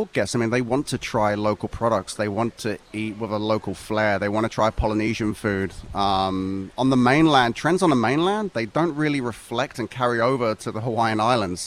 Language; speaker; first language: English; native; English